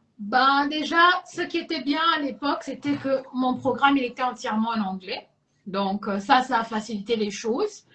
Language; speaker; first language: French; non-native, local second language; Lingala